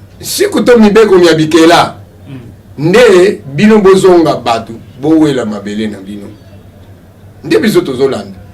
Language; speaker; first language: Lingala; non-native, local second language; Kongo